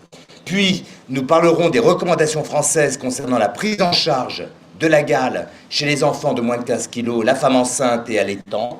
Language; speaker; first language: French; native; French